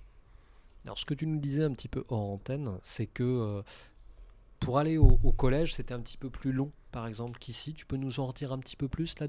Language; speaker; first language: French; native; French